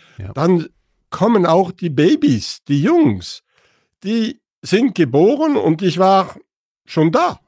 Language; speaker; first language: German; non-native, fluent; French